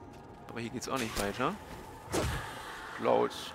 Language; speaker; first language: German; native; German